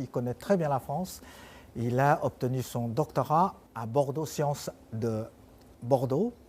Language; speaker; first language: French; non-native, fluent; Chinese